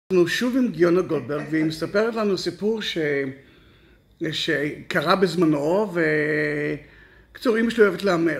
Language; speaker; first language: Hebrew; native; Hebrew